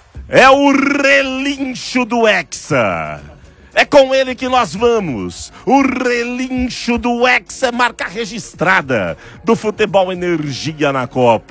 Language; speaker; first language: Portuguese; native; Portuguese